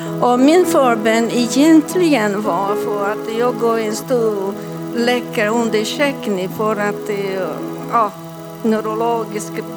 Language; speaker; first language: Swedish; non-native, fluent; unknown